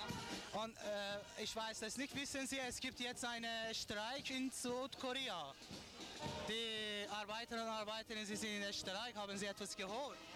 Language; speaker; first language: German; non-native, learner; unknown